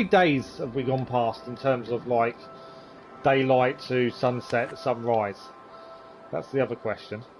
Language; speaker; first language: English; native; English